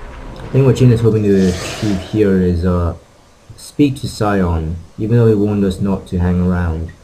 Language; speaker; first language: English; native; English